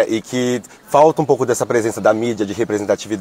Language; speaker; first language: Portuguese; native; Portuguese